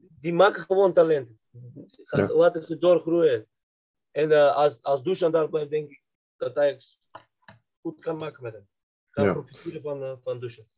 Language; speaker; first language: Dutch; non-native, fluent; Macedonian